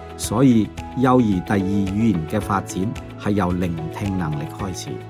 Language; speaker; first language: Cantonese; native; Cantonese